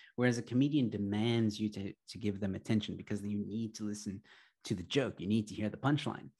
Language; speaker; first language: English; early bilingual, other home language; Arabic